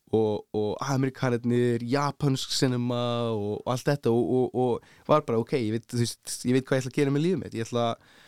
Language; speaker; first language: Icelandic; early bilingual, heritage; Icelandic